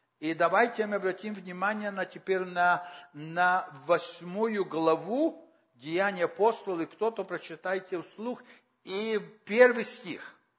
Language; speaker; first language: Russian; early bilingual, heritage; Russian